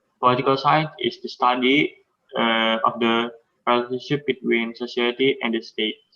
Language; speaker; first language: English; non-native, learner; Indonesian